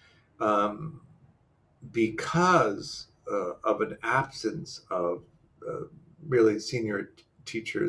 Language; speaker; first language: English; native; English